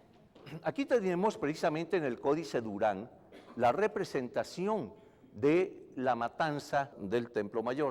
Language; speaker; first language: Spanish; native; Spanish